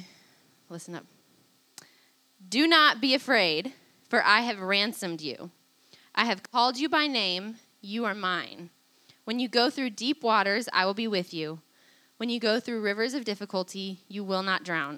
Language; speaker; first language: English; native; English